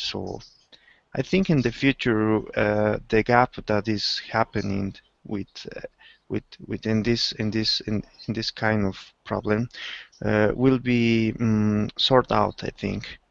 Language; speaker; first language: English; non-native, learner; Spanish